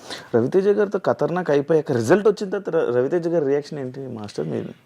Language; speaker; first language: Telugu; native; Telugu